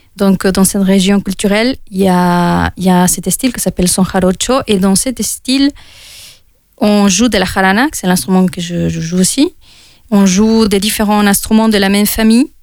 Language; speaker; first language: French; non-native, fluent; Spanish